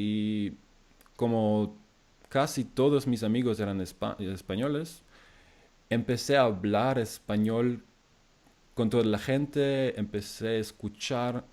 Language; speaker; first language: Spanish; non-native, fluent; German